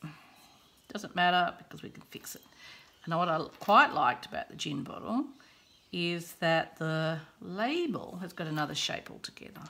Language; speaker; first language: English; native; English